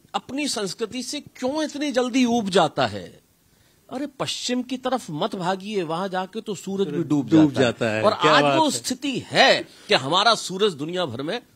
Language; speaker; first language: Hindi; native; Hindi